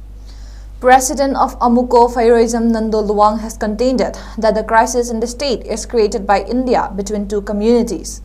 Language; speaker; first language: English; non-native, local second language; Manipuri